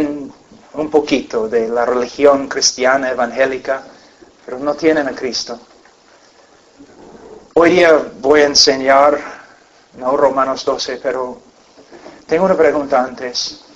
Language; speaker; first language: Spanish; non-native, fluent; English